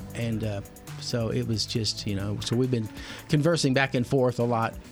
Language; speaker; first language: English; native; English